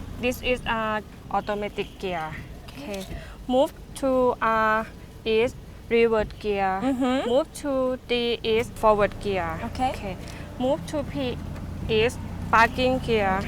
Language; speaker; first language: English; non-native, learner; Thai